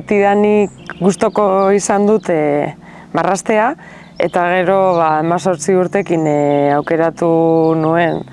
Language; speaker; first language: Basque; non-native, local second language; Spanish